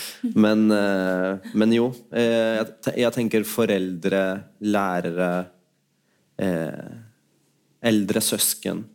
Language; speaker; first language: Norwegian; early bilingual, other home language; Urdu